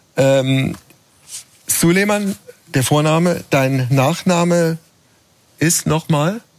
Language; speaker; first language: German; native; German